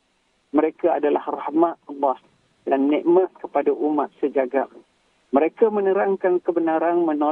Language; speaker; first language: Malay; native; Malay